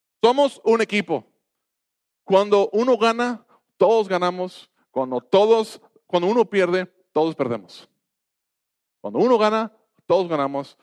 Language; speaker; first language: Spanish; non-native, fluent; English